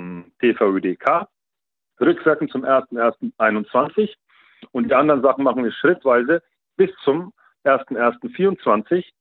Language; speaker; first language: German; native; German